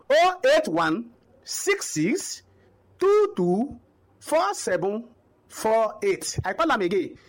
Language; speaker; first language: Nigerian Pidgin; non-native, local second language; Yoruba